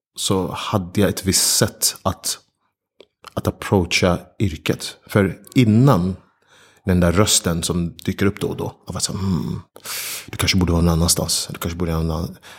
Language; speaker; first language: Swedish; early bilingual, other home language; Ganda